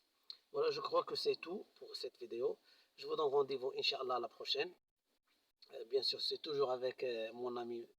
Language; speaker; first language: French; non-native, local second language; Arabic